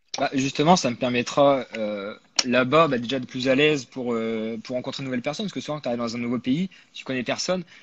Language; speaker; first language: French; native; French